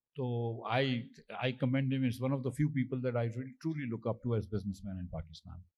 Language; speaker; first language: English; non-native, local second language; Urdu